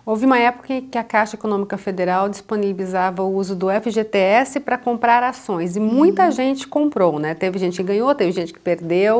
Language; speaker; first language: Portuguese; native; Portuguese